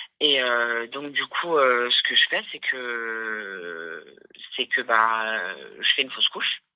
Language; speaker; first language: French; early bilingual, other home language; Arabic